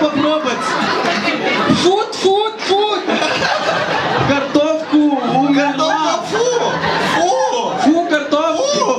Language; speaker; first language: Russian; non-native, learner; Lithuanian